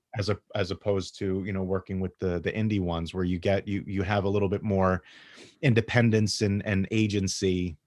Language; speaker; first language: English; native; English